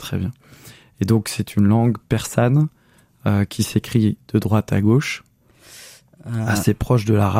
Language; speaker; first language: French; native; French